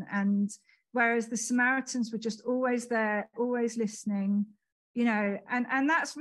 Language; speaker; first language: English; native; English